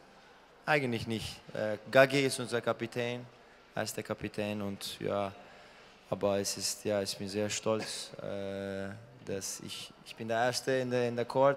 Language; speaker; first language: German; non-native, learner; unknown